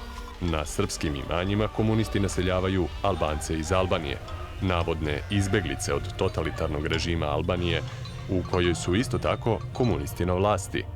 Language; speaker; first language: Bosnian; native; Bosnian